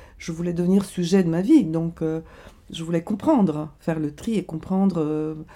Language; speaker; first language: French; non-native, fluent; Bulgarian